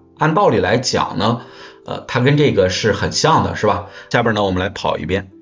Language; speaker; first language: Chinese; native; Chinese